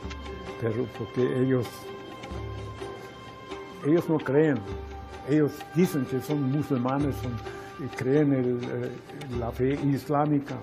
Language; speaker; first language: Spanish; non-native, fluent; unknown